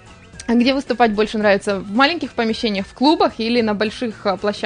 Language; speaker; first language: Russian; native; Russian